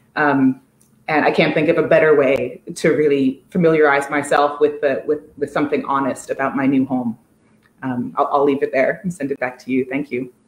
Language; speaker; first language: English; native; English